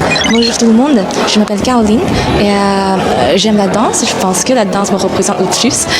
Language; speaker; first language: French; non-native, learner; Chinese